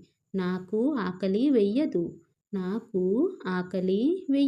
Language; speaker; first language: Telugu; non-native, fluent; Odia